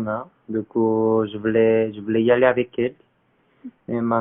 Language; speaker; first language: French; non-native, learner; Korean